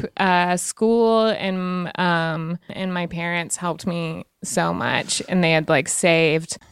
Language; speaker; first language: English; native; English